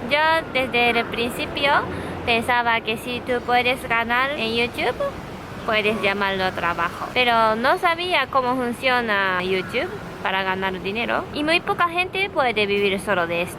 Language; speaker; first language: Spanish; non-native, fluent; Japanese